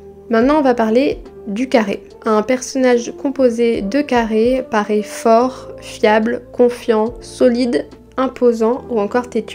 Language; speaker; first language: French; native; French